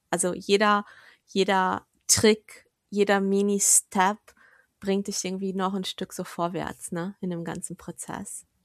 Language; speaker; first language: German; native; German